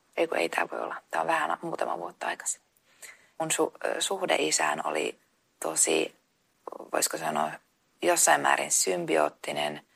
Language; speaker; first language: Finnish; native; Finnish